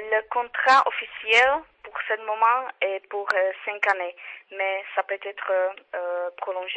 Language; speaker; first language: French; non-native, learner; Czech